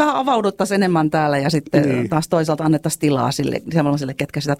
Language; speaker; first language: Finnish; native; Finnish